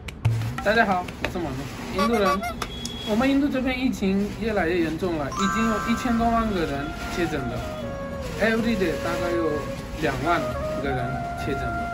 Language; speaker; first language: Chinese; non-native, fluent; Hindi